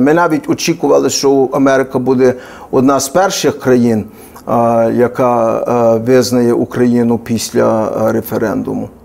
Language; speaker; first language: Ukrainian; early bilingual, heritage; Ukrainian